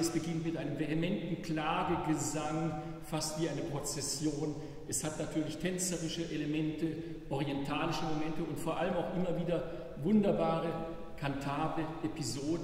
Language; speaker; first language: German; native; German